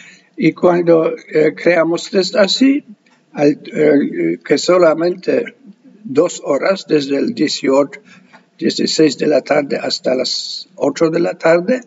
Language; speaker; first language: Spanish; non-native, fluent; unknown